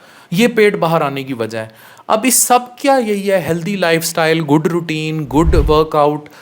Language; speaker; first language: Urdu; native; Urdu